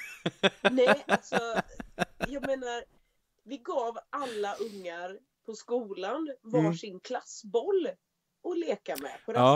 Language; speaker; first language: Swedish; native; Swedish